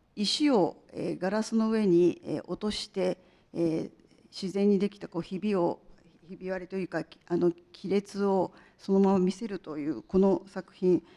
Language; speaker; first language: Japanese; native; Japanese